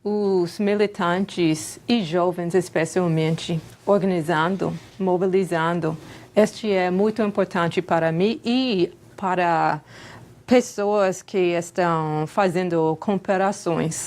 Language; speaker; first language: Portuguese; non-native, fluent; English